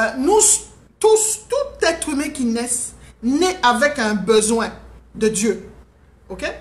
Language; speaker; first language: French; non-native, local second language; Haitian Creole